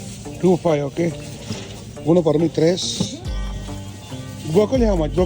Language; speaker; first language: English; non-native, learner; Sinhala